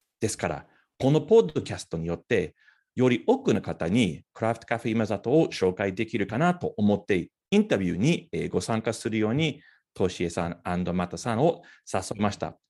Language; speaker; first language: Japanese; non-native, fluent; English